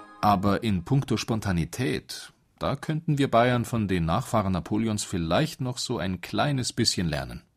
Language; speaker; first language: German; native; German